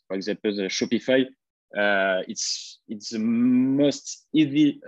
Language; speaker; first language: English; non-native, fluent; French